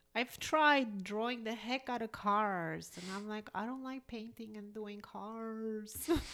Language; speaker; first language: English; early bilingual, other home language; Polish